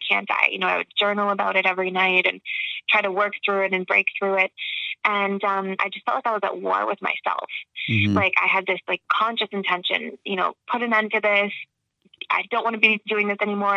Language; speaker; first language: English; native; English